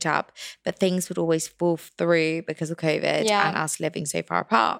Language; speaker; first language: English; native; English